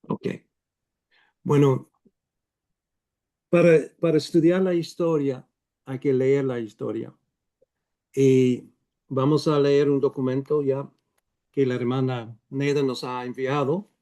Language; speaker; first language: Spanish; non-native, fluent; Dutch